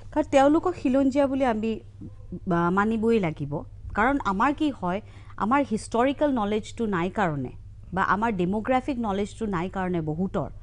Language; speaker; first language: Assamese; native; Assamese